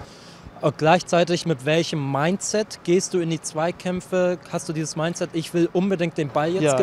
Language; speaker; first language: German; native; German